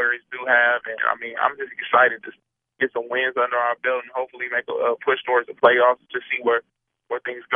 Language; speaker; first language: English; native; English